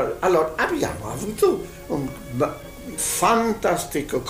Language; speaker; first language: Italian; non-native, learner; Hungarian